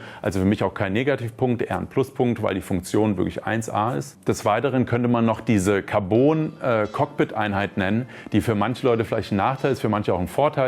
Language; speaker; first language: German; native; German